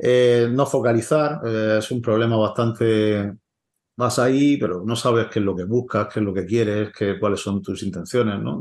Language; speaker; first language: Spanish; native; Spanish